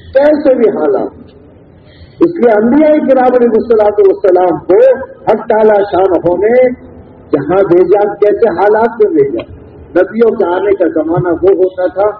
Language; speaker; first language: Urdu; native; Urdu